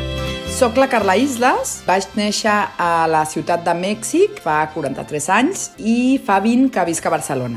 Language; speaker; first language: Catalan; non-native, fluent; Spanish